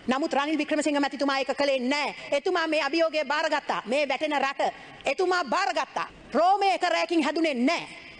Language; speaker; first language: Sinhala; native; Sinhala